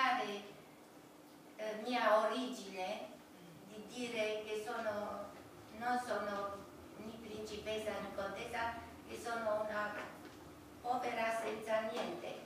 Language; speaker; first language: Italian; non-native, fluent; Romanian